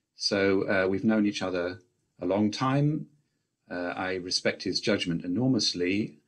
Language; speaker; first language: English; native; English